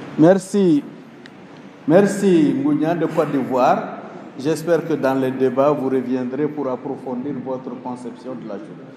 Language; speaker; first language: French; non-native, local second language; Wolof